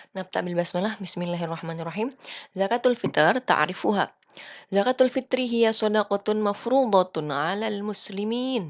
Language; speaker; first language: Arabic; non-native, fluent; Indonesian